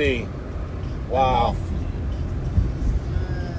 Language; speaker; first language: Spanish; non-native, learner; English